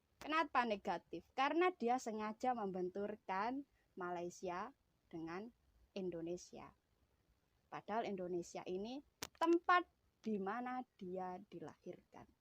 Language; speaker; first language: Indonesian; native; Indonesian